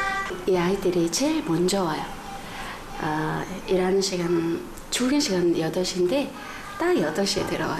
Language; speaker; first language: Korean; non-native, fluent; Mongolian